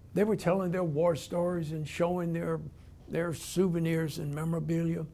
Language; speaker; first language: English; native; English